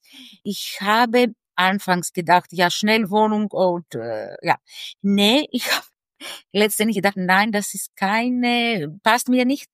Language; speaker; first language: German; non-native, fluent; Greek